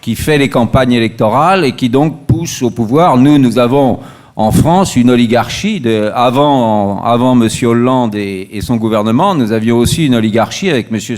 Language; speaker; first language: French; native; French